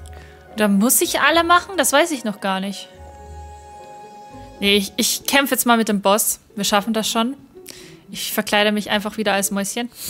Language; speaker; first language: German; native; German